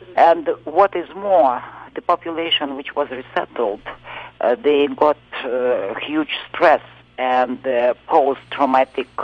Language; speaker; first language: English; non-native, fluent; Russian